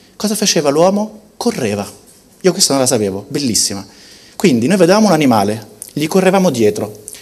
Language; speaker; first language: Italian; early bilingual, heritage; Italian